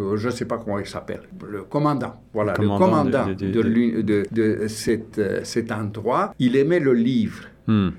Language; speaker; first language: French; non-native, fluent; Romanian